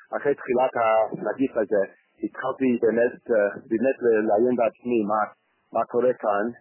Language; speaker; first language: Hebrew; non-native, fluent; English